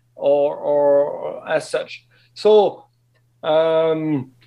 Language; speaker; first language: English; non-native, fluent; French